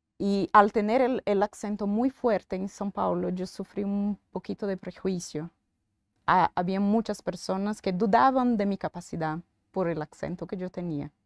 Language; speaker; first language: Spanish; non-native, fluent; Portuguese